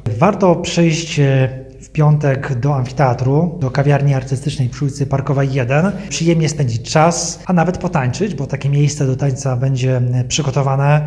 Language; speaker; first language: Polish; native; Polish